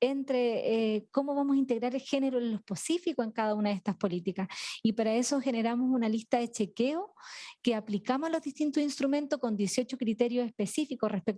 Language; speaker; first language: Spanish; native; Spanish